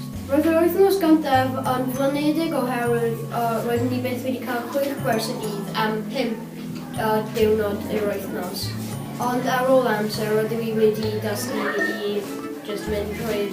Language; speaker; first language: Welsh; non-native, local second language; English